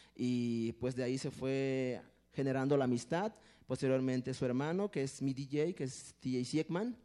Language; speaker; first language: Spanish; non-native, local second language; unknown